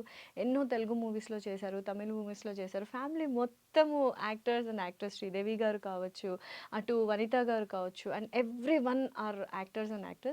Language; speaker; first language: Telugu; native; Telugu